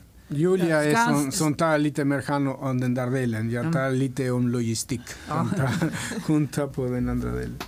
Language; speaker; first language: Swedish; non-native, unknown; Spanish